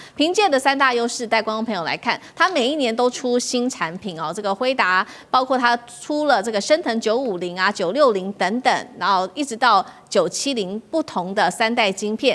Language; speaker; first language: Chinese; native; Chinese